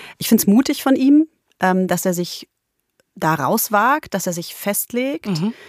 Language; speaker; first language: German; early bilingual, other home language; Polish